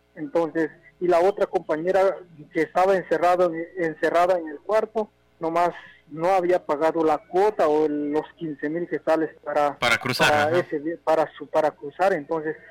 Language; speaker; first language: Spanish; non-native, local second language; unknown